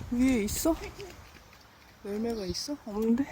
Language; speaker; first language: Korean; native; Korean